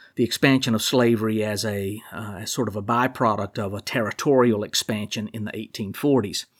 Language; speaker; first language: English; native; English